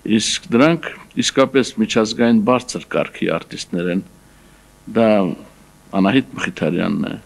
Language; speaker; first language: Armenian; native; Armenian